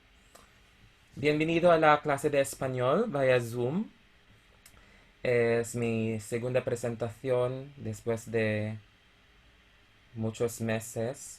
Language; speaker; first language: Spanish; non-native, fluent; Filipino